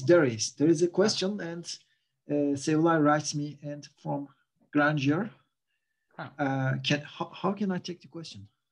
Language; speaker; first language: English; non-native, fluent; Turkish